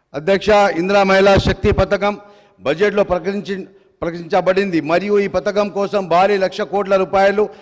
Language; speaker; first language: Telugu; non-native, local second language; Urdu